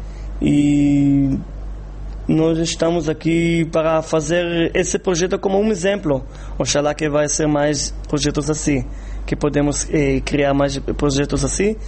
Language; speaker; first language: Portuguese; non-native, fluent; Hebrew